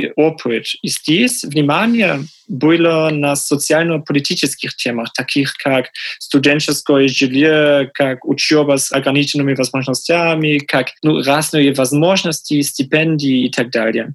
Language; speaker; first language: Russian; non-native, fluent; German